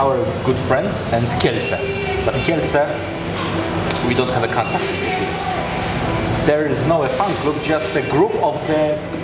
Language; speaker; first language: English; non-native, learner; Polish